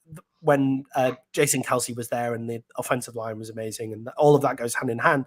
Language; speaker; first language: English; native; English